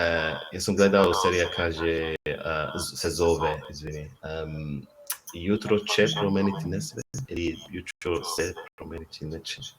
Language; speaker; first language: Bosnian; non-native, learner; English